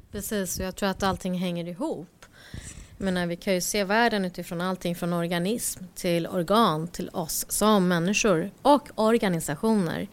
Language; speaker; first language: Swedish; early bilingual, other home language; Korean